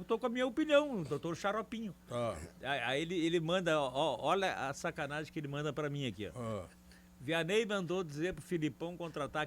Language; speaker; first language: Portuguese; native; Portuguese